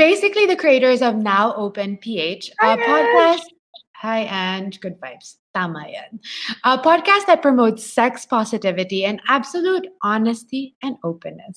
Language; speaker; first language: English; non-native, local second language; Filipino